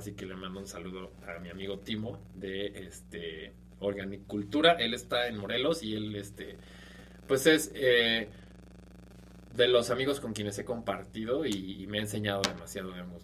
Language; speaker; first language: Spanish; native; Spanish